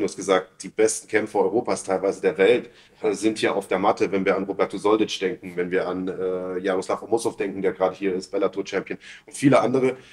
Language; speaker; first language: German; native; German